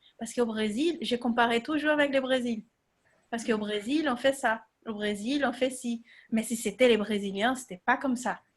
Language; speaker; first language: French; non-native, fluent; Portuguese